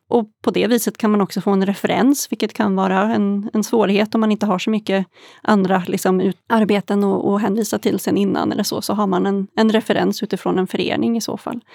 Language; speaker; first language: Swedish; native; Swedish